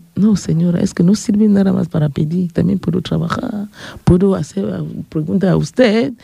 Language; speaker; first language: Spanish; non-native, fluent; French